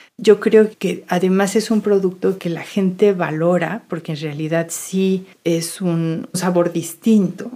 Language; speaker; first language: Spanish; native; Spanish